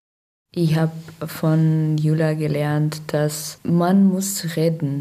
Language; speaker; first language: German; non-native, learner; Russian